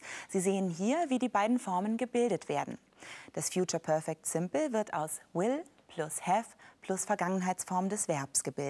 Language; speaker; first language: German; native; German